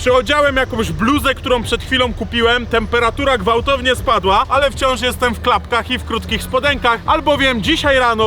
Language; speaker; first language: Polish; native; Polish